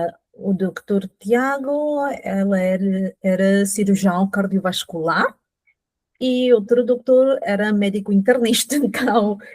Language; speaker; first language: Portuguese; non-native, fluent; Spanish